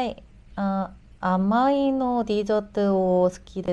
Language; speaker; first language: Japanese; non-native, learner; Korean